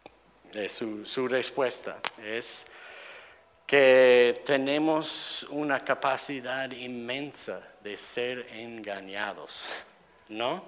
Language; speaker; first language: Spanish; non-native, fluent; English